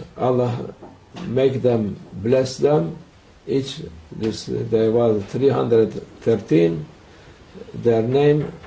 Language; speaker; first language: English; non-native, learner; Turkish